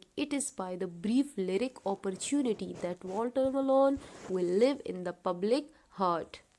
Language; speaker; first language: English; non-native, local second language; Urdu